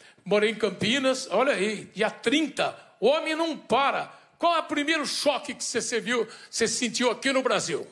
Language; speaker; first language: Portuguese; native; Portuguese